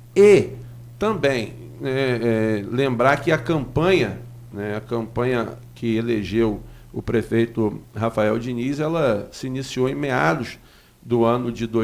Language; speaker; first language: Portuguese; native; Portuguese